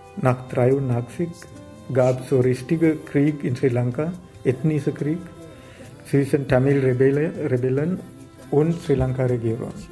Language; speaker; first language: German; non-native, learner; Sinhala